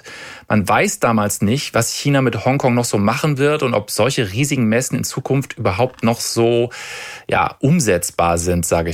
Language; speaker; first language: German; native; German